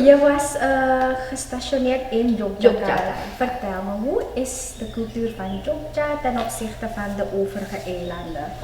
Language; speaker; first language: Dutch; native; Dutch